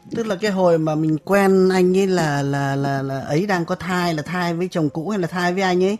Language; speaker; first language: Vietnamese; native; Vietnamese